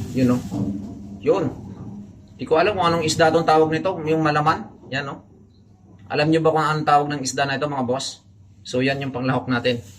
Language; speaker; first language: Filipino; non-native, local second language; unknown